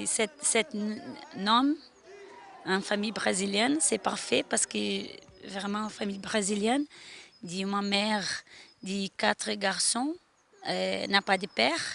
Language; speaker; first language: French; non-native, learner; Portuguese